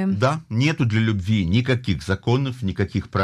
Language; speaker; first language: Russian; native; Russian